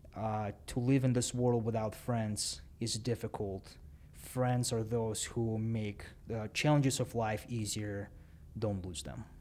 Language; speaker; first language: English; non-native, fluent; Russian